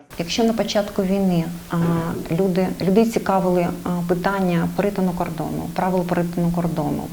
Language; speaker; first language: Ukrainian; native; Ukrainian